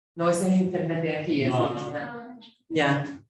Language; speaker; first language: Spanish; non-native, fluent; English